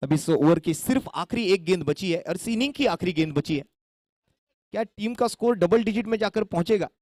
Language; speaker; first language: Hindi; non-native, local second language; Marathi